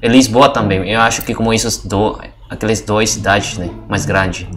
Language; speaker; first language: Portuguese; non-native, learner; Indonesian